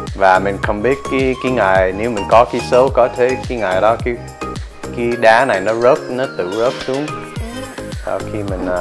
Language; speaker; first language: Vietnamese; early bilingual, heritage; Vietnamese